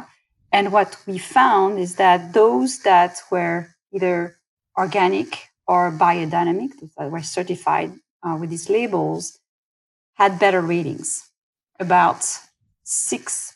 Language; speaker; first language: English; non-native, fluent; French